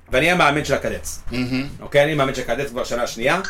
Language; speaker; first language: Hebrew; early bilingual, other home language; English